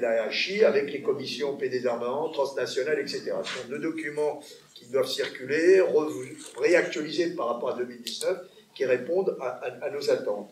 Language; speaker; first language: French; native; French